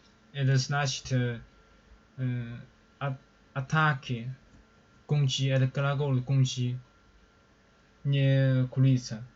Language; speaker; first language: Russian; non-native, learner; Chinese